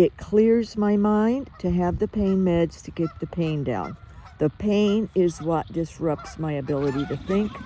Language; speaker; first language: English; native; English